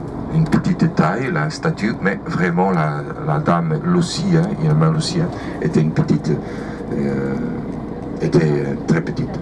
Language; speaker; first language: French; non-native, fluent; Portuguese